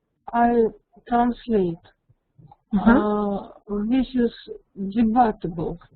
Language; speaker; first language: English; non-native, learner; Russian